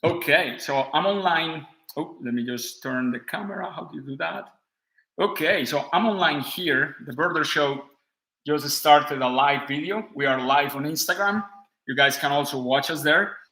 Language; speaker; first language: English; non-native, fluent; Spanish